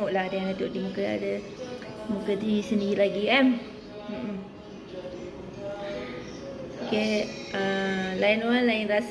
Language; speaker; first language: Malay; native; Malay